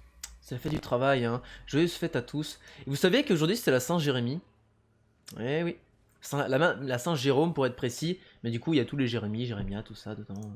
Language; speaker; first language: French; native; French